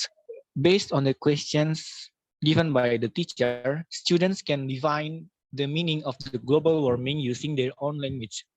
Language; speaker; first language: English; non-native, local second language; Indonesian